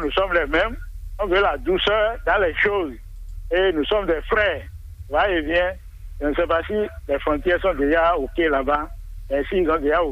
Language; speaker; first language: French; non-native, local second language; Fon